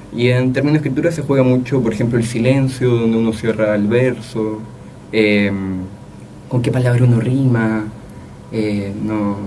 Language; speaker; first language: Spanish; native; Spanish